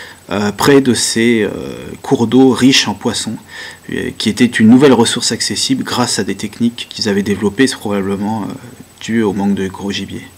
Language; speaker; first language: French; native; French